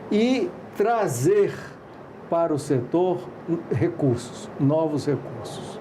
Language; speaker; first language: Portuguese; native; Portuguese